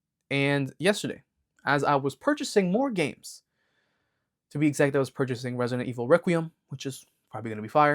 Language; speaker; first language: English; native; English